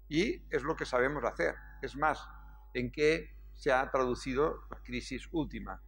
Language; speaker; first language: Spanish; native; Spanish